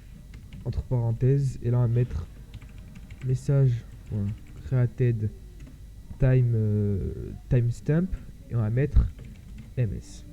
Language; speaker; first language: French; native; French